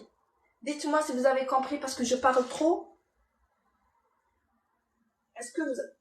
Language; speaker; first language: French; non-native, local second language; Arabic